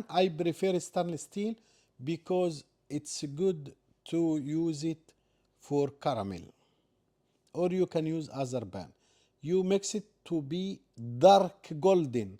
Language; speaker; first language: English; non-native, learner; Arabic